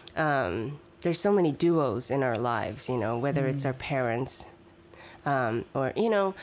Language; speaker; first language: English; early bilingual, other home language; Chinese